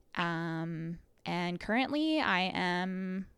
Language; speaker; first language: English; native; English